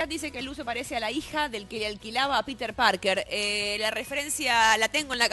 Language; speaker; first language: Spanish; native; Spanish